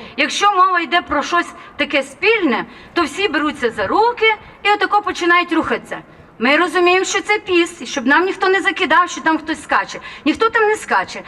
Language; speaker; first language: Ukrainian; native; Ukrainian